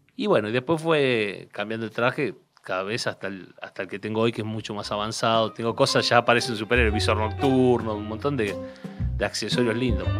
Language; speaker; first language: Spanish; native; Spanish